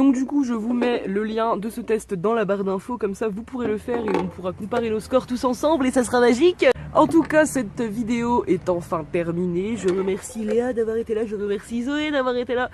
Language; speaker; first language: French; native; French